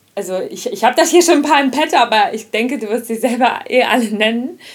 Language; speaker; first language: German; non-native, fluent; Ukrainian